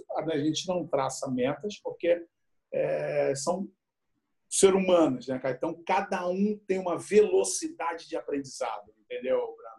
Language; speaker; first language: Portuguese; native; Portuguese